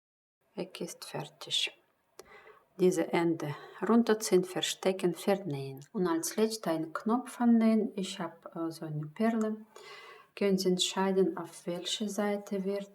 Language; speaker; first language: German; non-native, fluent; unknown